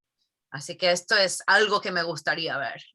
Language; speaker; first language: Spanish; non-native, fluent; English